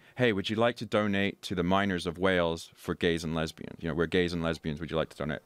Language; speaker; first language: English; native; English